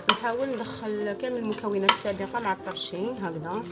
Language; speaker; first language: Arabic; native; Arabic